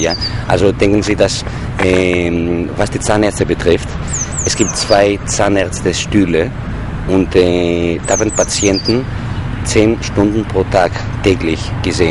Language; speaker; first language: German; non-native, fluent; Greek